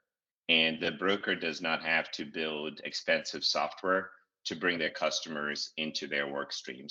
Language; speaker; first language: English; non-native, local second language; Shona